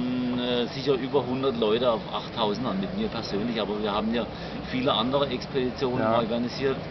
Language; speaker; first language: German; native; German